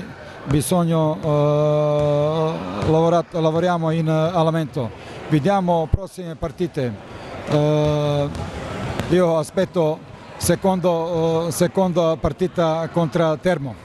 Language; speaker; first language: Italian; non-native, learner; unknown